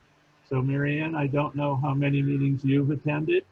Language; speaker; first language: English; native; English